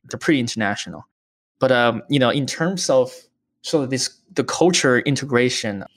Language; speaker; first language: English; early bilingual, other home language; Chinese